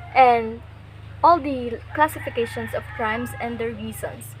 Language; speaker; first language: English; non-native, local second language; Filipino